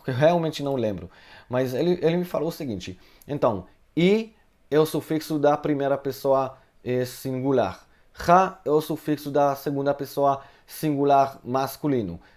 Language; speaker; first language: Portuguese; non-native, fluent; Hebrew